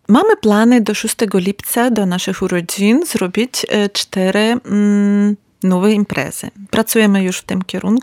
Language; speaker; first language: Polish; non-native, learner; Ukrainian